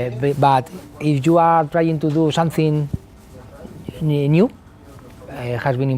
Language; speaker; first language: English; non-native, learner; Spanish